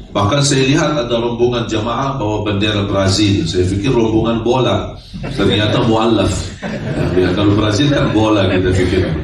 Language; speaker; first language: Indonesian; non-native, fluent; Arabic